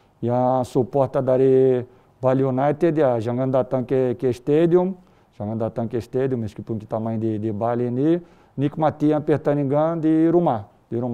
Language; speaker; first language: Indonesian; non-native, learner; Portuguese